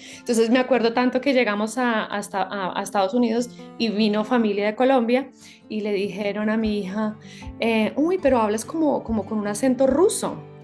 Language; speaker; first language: Spanish; native; Spanish